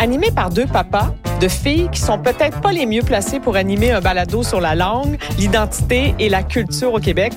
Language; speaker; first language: French; native; French